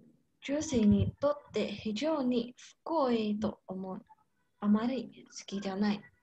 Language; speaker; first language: Japanese; non-native, learner; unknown